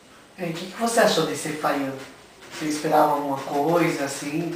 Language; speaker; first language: Portuguese; native; Portuguese